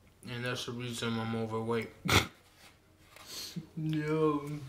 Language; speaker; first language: English; early bilingual, other home language; Spanish